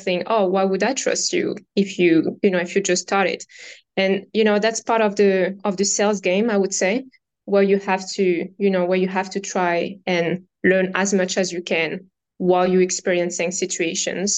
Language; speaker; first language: English; non-native, fluent; French